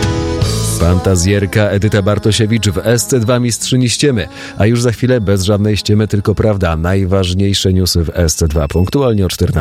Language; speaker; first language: Polish; native; Polish